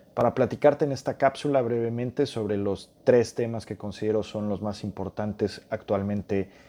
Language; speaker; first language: Spanish; native; Spanish